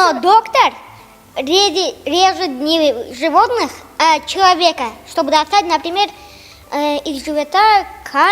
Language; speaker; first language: Russian; non-native, local second language; Tajik